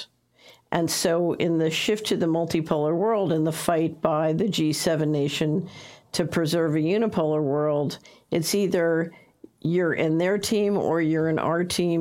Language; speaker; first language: English; native; English